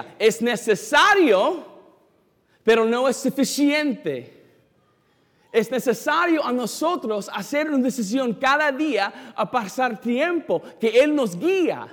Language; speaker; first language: Spanish; non-native, fluent; English